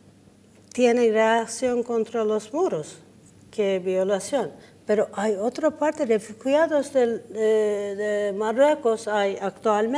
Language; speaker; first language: Spanish; non-native, learner; Turkish